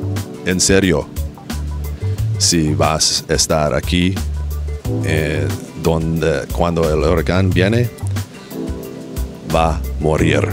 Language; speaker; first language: Spanish; non-native, learner; English